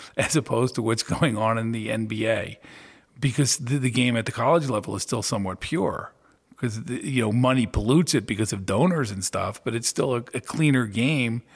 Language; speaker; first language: English; native; English